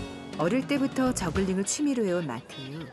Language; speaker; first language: Korean; native; Korean